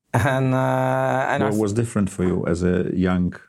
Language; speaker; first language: English; non-native, fluent; Polish